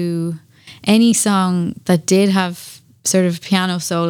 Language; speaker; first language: English; native; English